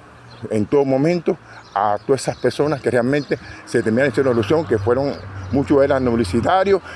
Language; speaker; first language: Spanish; native; Spanish